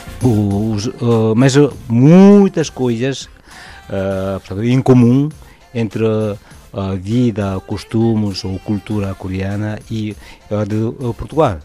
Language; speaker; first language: Portuguese; non-native, fluent; Korean